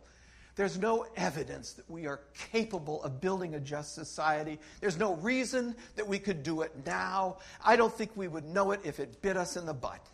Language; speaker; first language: English; native; English